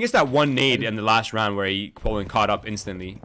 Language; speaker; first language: English; native; English